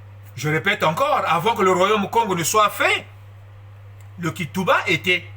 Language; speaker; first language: French; non-native, local second language; Kongo